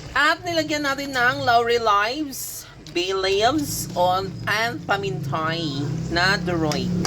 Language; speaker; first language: Filipino; non-native, local second language; Cebuano